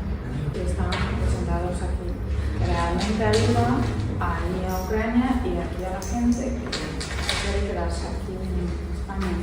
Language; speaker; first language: Spanish; non-native, learner; Ukrainian